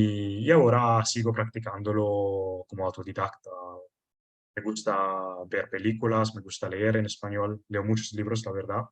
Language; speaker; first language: Spanish; non-native, fluent; Italian